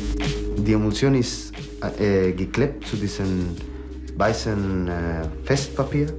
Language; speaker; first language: German; non-native, learner; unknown